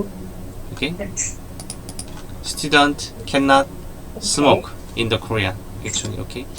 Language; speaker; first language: English; non-native, learner; Korean